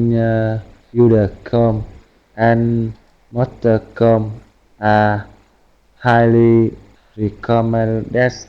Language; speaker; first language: English; non-native, learner; Vietnamese